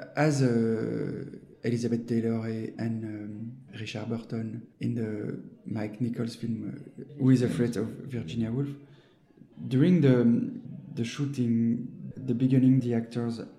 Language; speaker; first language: English; non-native, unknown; French